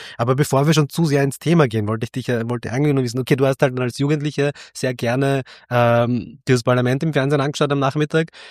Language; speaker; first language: German; early bilingual, other home language; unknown